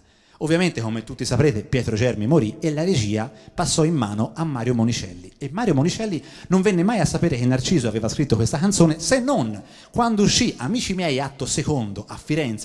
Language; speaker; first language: Italian; native; Italian